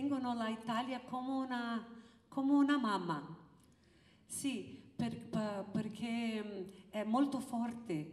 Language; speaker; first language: Italian; early bilingual, heritage; Italian